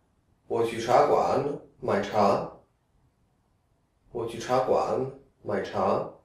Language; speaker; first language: Chinese; non-native, fluent; Czech